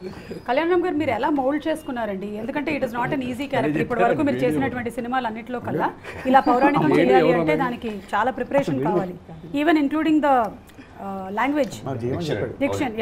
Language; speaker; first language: Telugu; native; Telugu